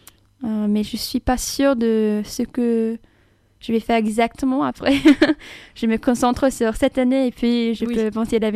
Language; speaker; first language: French; non-native, fluent; English